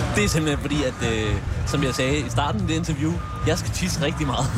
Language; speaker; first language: Danish; native; Danish